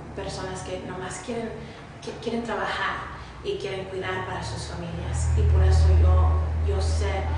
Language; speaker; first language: Spanish; early bilingual, other home language; English